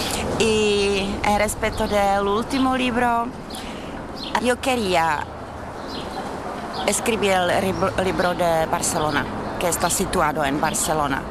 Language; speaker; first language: Spanish; non-native, learner; Czech